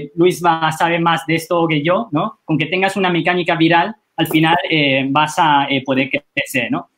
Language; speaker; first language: Spanish; non-native, fluent; Chinese